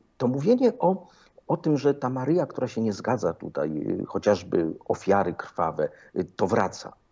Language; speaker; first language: Polish; native; Polish